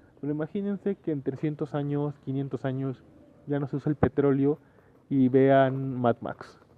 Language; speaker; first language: Spanish; native; Spanish